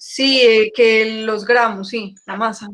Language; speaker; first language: Spanish; native; Spanish